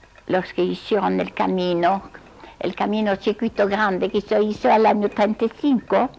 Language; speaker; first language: Spanish; non-native, fluent; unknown